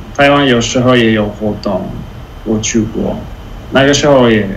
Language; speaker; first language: Chinese; non-native, fluent; Italian